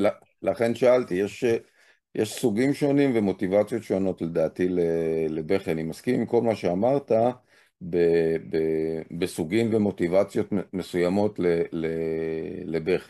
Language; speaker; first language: Hebrew; native; Hebrew